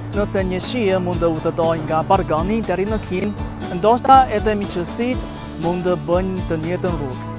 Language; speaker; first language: Albanian; non-native, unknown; Chinese